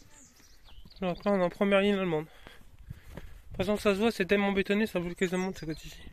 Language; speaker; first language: French; native; French